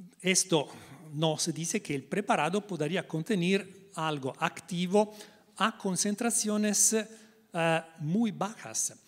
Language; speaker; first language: Spanish; non-native, learner; Italian